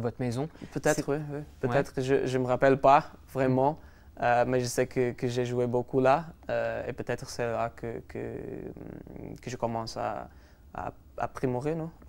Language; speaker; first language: French; non-native, learner; Portuguese